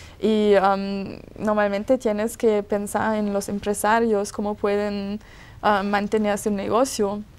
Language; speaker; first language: Spanish; non-native, fluent; German